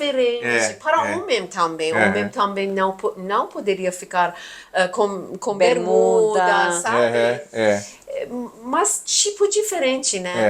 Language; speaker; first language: Portuguese; non-native, learner; Persian